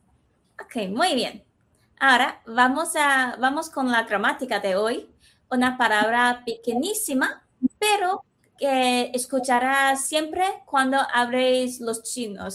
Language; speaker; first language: Spanish; non-native, fluent; Chinese